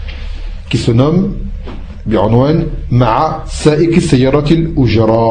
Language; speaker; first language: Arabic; non-native, fluent; French